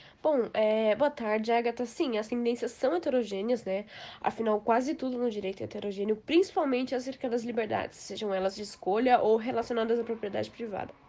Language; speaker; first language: Portuguese; native; Portuguese